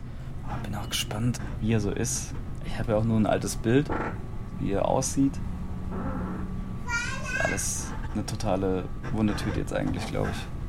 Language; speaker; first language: German; native; German